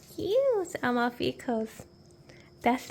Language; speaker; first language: English; non-native, learner; Thai